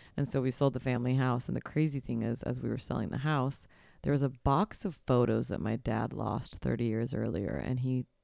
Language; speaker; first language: English; early bilingual, other home language; Polish